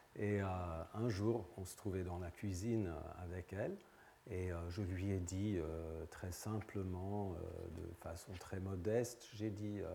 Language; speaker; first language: French; non-native, fluent; English